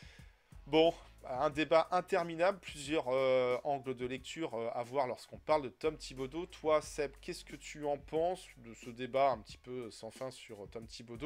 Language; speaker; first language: French; native; French